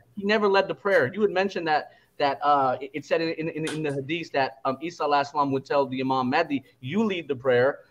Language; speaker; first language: English; native; English